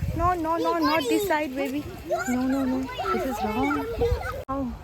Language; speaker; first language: English; non-native, local second language; Bangla